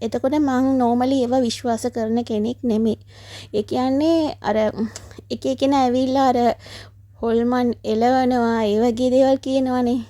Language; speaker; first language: Sinhala; non-native, local second language; Tamil